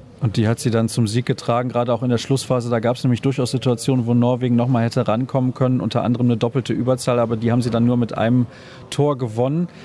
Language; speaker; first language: German; native; German